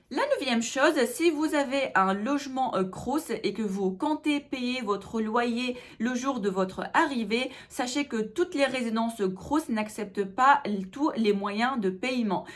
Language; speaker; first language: French; non-native, local second language; Arabic